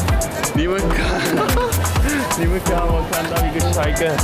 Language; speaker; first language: Chinese; non-native, fluent; Turkish